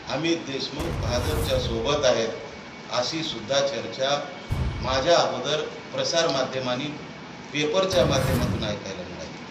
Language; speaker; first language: Marathi; native; Marathi